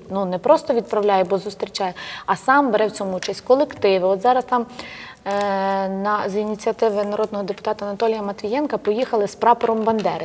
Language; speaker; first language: Ukrainian; native; Ukrainian